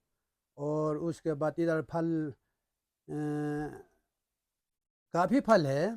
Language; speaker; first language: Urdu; non-native, local second language; Balti